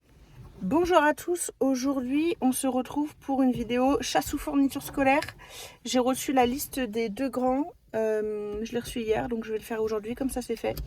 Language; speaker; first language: French; native; French